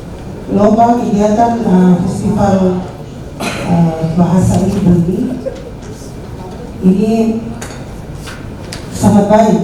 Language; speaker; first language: Indonesian; non-native, local second language; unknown